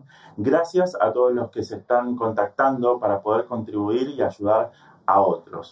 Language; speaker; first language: Spanish; native; Spanish